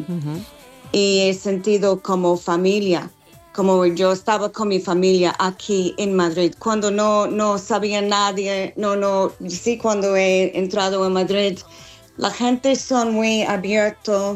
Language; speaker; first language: Spanish; non-native, learner; English